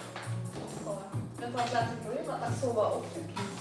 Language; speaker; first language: Dutch; native; Dutch